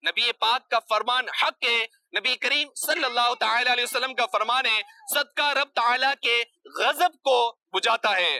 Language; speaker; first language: Urdu; native; Urdu